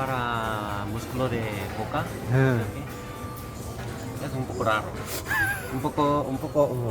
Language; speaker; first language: Spanish; non-native, learner; Korean